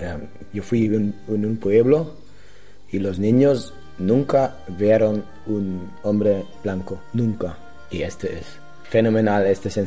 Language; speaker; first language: Spanish; non-native, learner; German